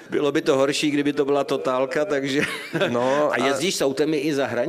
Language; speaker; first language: Czech; native; Czech